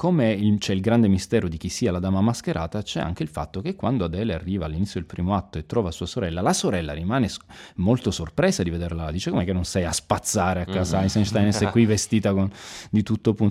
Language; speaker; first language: Italian; native; Italian